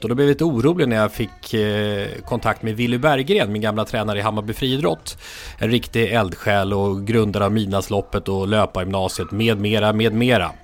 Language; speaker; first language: Swedish; native; Swedish